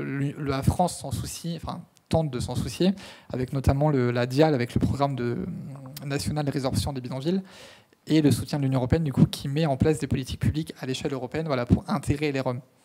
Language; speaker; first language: French; native; French